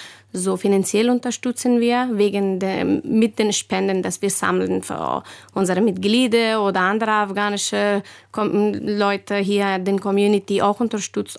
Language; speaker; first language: German; non-native, learner; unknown